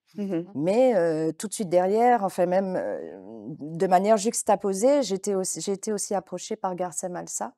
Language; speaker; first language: French; native; French